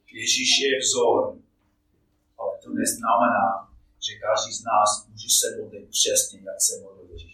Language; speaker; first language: Czech; non-native, fluent; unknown